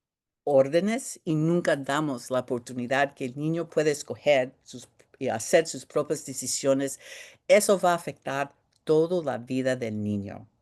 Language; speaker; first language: Spanish; early bilingual, heritage; Spanish